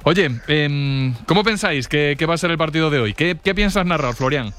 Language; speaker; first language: Spanish; native; Spanish